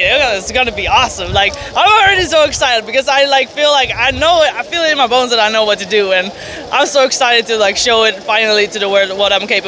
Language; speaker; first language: English; non-native, fluent; Dutch